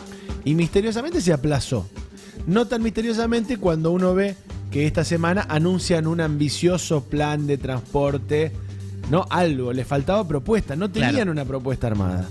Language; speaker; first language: Spanish; native; Spanish